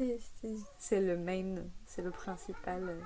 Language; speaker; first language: French; native; French